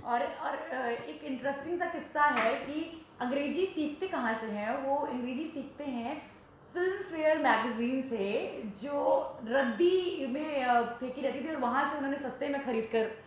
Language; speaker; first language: Hindi; native; Hindi